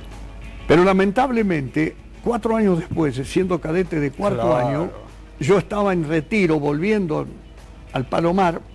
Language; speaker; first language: Spanish; native; Spanish